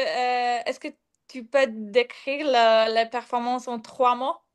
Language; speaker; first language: French; non-native, fluent; Polish